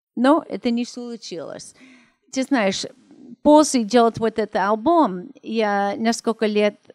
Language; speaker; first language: Russian; non-native, fluent; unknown